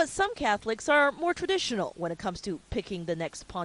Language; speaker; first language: English; native; English